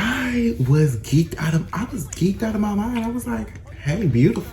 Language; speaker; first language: English; native; English